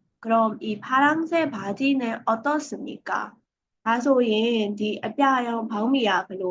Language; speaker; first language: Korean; non-native, fluent; Burmese